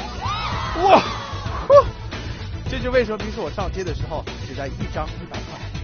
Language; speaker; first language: Chinese; native; Chinese